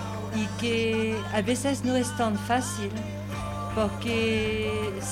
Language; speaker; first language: Spanish; non-native, learner; French